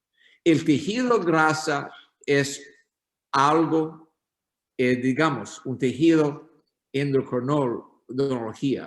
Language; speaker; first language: Spanish; non-native, learner; English